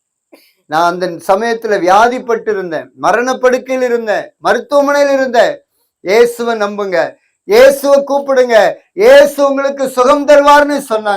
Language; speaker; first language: Tamil; native; Tamil